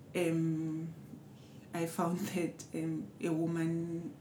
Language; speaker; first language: English; non-native, local second language; Southern Sotho